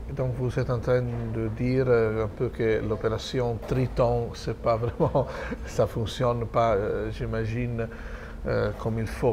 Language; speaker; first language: French; non-native, fluent; Italian